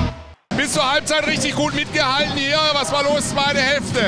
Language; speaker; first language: German; native; German